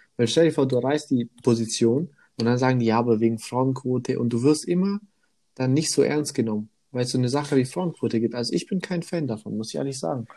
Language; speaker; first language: German; early bilingual, other home language; Italian